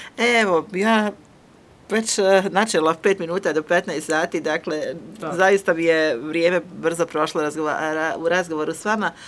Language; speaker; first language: Croatian; native; Croatian